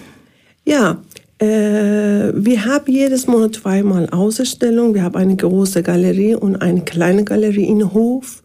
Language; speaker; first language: German; non-native, learner; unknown